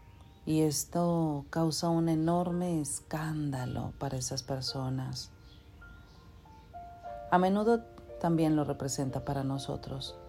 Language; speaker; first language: Spanish; native; Spanish